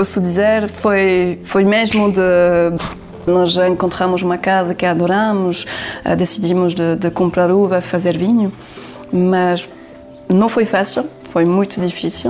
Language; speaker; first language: Portuguese; non-native, learner; French